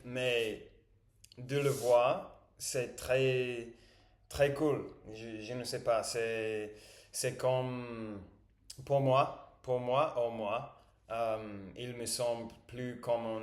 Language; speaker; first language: French; non-native, learner; English